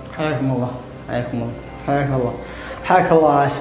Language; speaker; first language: Arabic; native; Arabic